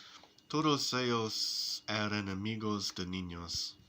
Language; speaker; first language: Spanish; non-native, learner; English